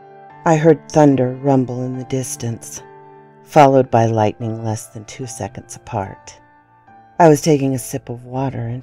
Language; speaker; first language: English; native; English